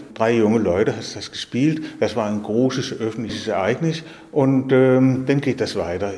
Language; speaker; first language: German; non-native, learner; Danish